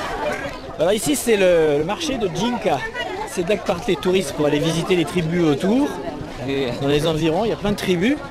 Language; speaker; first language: French; native; French